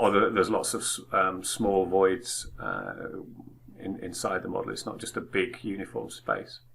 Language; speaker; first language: English; native; English